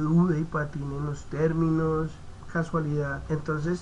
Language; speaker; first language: Spanish; native; Spanish